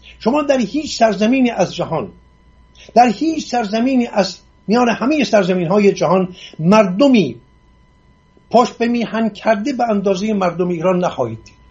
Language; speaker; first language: Persian; non-native, local second language; Assyrian Neo-Aramaic